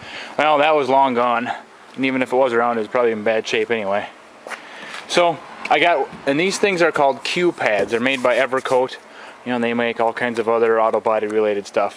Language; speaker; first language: English; native; English